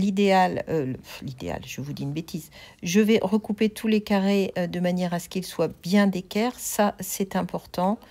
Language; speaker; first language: French; native; French